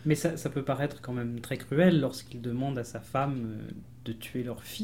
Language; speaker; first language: French; native; French